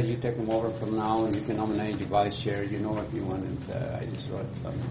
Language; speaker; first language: English; native; English